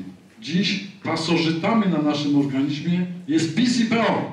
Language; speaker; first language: Polish; native; Polish